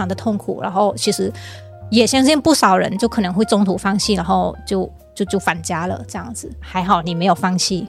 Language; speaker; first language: Chinese; native; Chinese